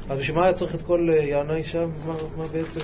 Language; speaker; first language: Hebrew; native; Hebrew